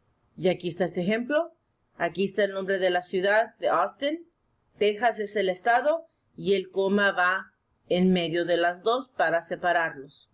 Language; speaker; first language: Spanish; early bilingual, heritage; Spanish